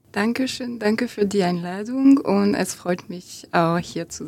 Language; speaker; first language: German; non-native, fluent; French